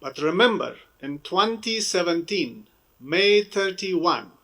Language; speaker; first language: English; non-native, fluent; Persian